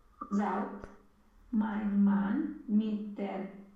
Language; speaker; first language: German; non-native, learner; Romanian